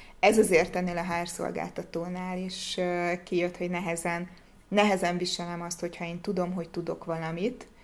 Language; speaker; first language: Hungarian; native; Hungarian